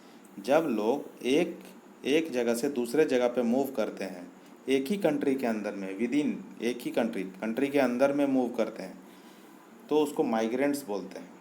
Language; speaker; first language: Hindi; native; Hindi